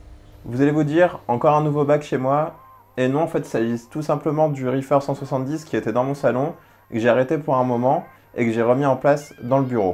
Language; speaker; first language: French; native; French